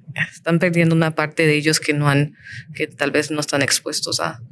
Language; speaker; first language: Spanish; early bilingual, heritage; Spanish